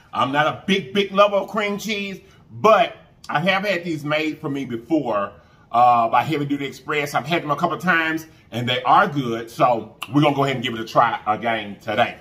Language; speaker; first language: English; native; English